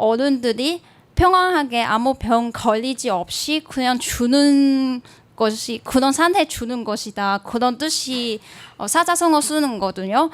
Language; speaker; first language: Korean; non-native, learner; Cantonese